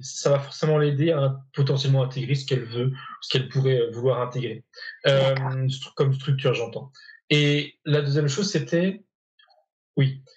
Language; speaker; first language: French; native; French